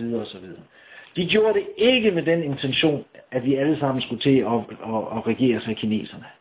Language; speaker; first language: Danish; native; Danish